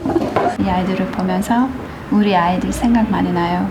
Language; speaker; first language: Korean; non-native, learner; Hungarian